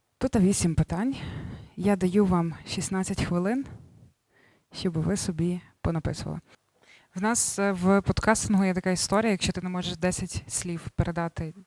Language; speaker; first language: Ukrainian; native; Ukrainian